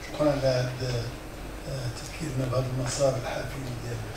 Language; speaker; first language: Arabic; native; Arabic